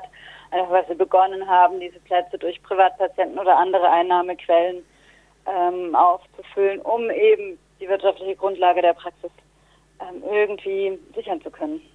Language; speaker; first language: German; native; German